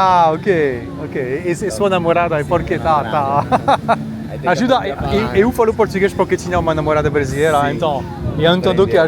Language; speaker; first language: Portuguese; non-native, learner; French